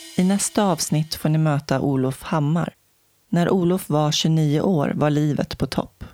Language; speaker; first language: Swedish; native; Swedish